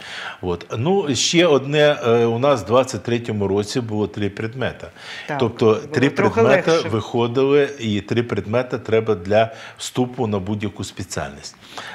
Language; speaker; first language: Ukrainian; native; Ukrainian